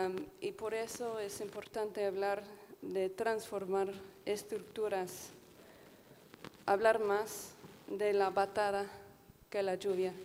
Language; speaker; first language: Spanish; non-native, fluent; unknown